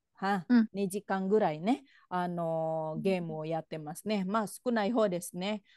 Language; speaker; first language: Japanese; non-native, fluent; Indonesian